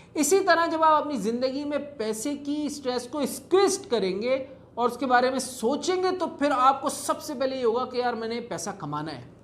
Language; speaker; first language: Urdu; native; Urdu